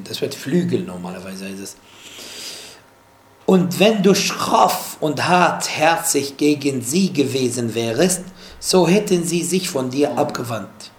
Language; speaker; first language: German; non-native, fluent; Arabic